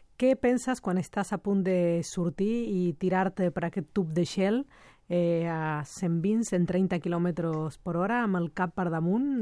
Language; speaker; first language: Catalan; non-native, fluent; Spanish